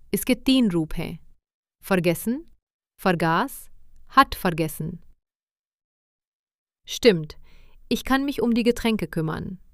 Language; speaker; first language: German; non-native, fluent; Hindi